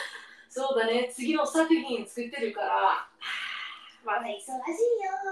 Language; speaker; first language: Japanese; non-native, learner; English